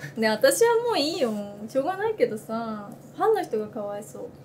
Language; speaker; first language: Japanese; native; Japanese